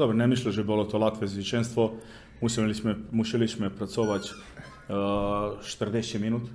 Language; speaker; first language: Polish; non-native, learner; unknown